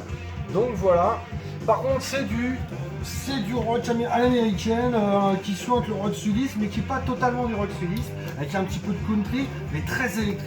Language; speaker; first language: French; native; French